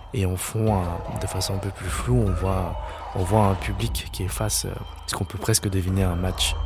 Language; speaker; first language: French; native; French